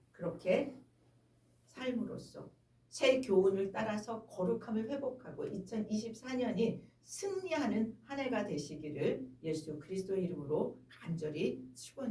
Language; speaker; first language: Korean; native; Korean